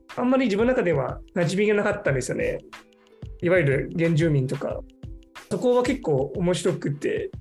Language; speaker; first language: Japanese; non-native, fluent; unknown